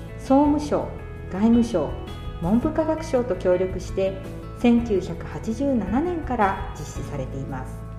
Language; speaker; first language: Japanese; native; Japanese